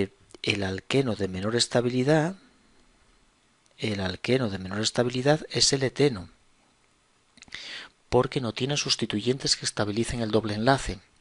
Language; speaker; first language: Spanish; native; Spanish